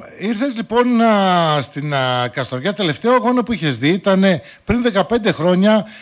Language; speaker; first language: Greek; native; Greek